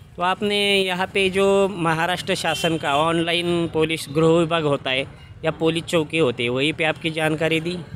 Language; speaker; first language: Hindi; non-native, local second language; Marathi